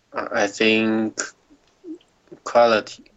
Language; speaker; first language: English; non-native, learner; Chinese